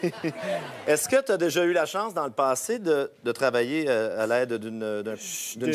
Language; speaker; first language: French; native; French